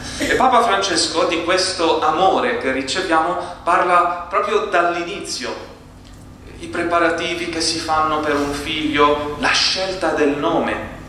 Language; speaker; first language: Italian; non-native, fluent; Arabic